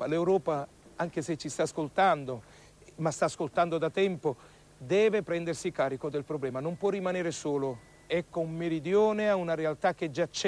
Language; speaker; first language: Italian; native; Italian